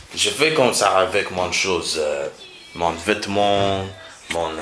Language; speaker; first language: French; non-native, learner; English